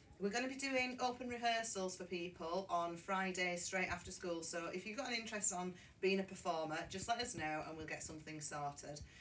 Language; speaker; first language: English; native; English